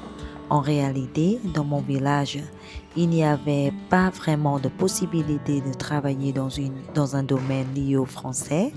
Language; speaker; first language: French; non-native, fluent; Vietnamese